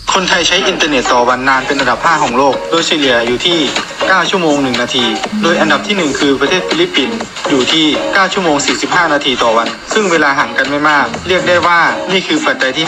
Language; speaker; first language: Thai; native; Thai